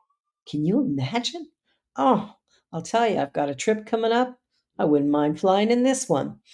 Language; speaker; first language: English; native; English